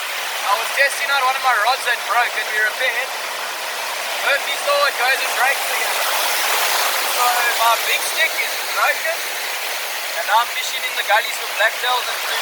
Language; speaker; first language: English; native; English